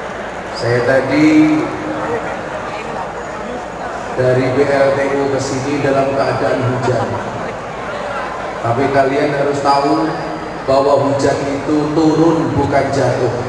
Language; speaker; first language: Indonesian; non-native, local second language; Javanese